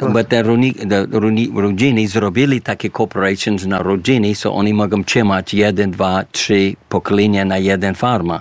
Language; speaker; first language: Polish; early bilingual, heritage; English